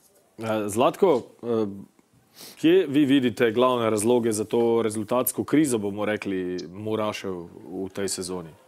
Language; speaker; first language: Slovenian; native; Slovenian